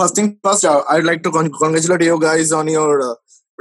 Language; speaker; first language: English; non-native, local second language; Bangla